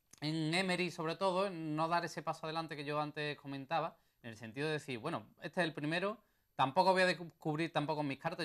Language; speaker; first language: Spanish; native; Spanish